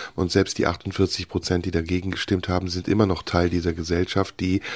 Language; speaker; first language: English; non-native, fluent; Turkish